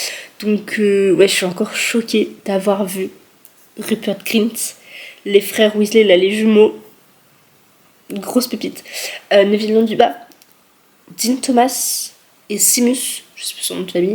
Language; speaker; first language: French; native; French